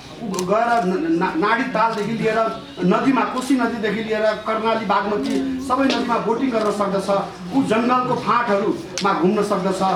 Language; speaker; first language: Nepali; non-native, local second language; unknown